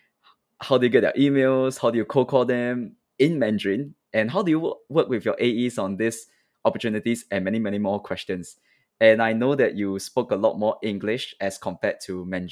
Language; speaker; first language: English; native; English